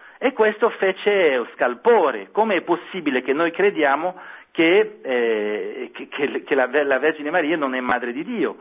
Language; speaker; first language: Italian; non-native, fluent; French